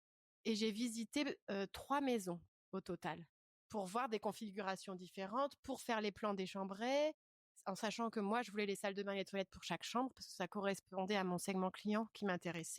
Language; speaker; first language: French; native; French